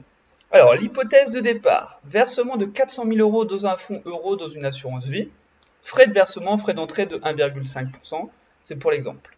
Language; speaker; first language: French; native; French